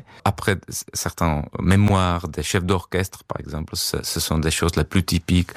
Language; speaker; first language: French; non-native, fluent; Czech